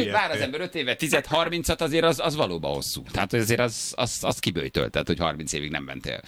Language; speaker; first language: Hungarian; native; Hungarian